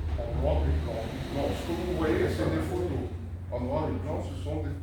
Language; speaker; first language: French; native; French